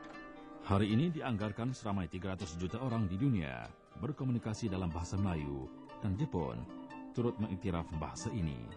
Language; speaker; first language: Malay; native; Malay